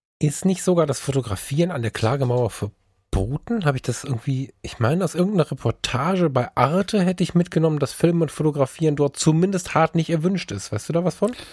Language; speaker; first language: German; early bilingual, other home language; Turkish